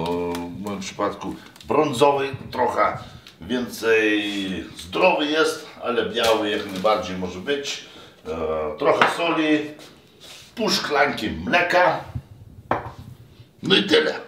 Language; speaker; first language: Polish; non-native, fluent; Lithuanian